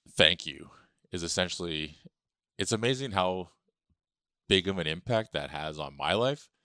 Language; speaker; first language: English; native; English